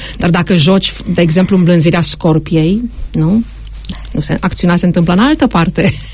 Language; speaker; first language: Romanian; native; Romanian